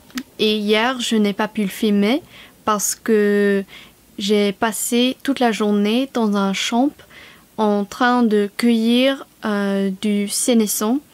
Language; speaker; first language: French; non-native, fluent; English